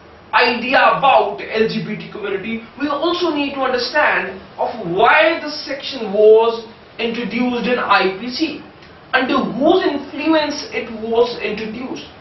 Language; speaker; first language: English; non-native, local second language; Hindi